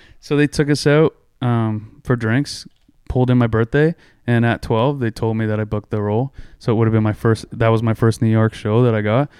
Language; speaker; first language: English; native; English